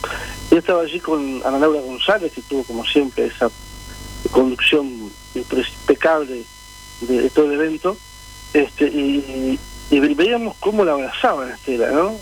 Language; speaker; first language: Spanish; native; Spanish